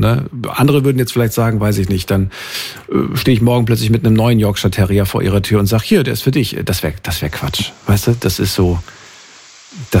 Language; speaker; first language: German; native; German